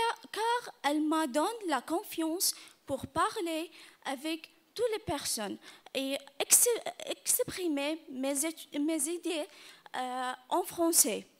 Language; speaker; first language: French; non-native, learner; Arabic